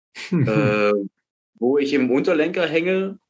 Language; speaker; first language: German; native; German